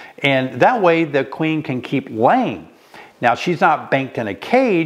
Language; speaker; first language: English; native; English